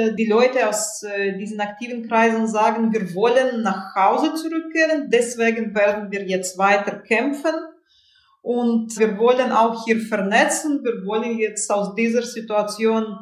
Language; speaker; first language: German; non-native, fluent; Russian